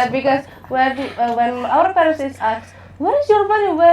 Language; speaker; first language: English; non-native, learner; Indonesian